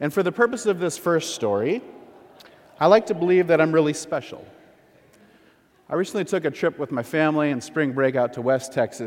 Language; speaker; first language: English; native; English